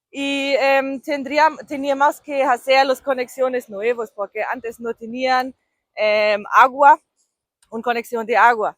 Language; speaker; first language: Spanish; non-native, fluent; German